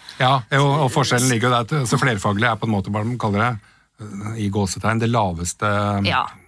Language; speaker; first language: Norwegian; native; Norwegian